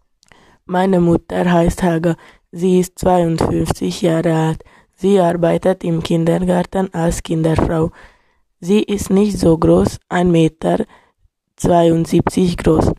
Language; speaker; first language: German; non-native, learner; Hungarian